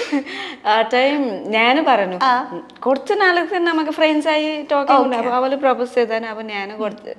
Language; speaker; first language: Malayalam; non-native, learner; Nepali